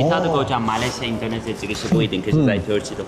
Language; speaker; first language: Chinese; non-native, fluent; Turkish